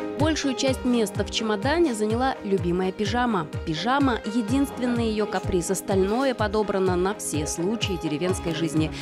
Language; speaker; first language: Russian; native; Russian